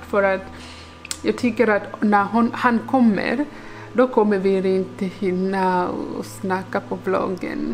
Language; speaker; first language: Swedish; non-native, learner; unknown